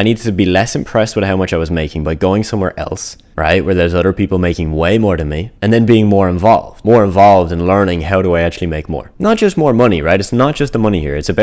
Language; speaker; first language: English; native; English